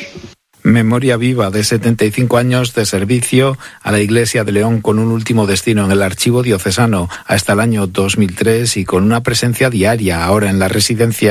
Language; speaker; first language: Spanish; native; Spanish